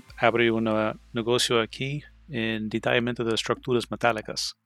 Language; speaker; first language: Spanish; non-native, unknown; English